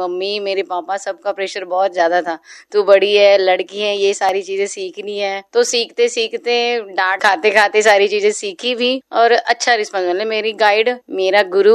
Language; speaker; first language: Hindi; non-native, local second language; Marathi